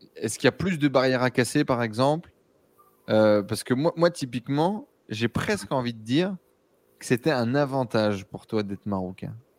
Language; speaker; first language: French; native; French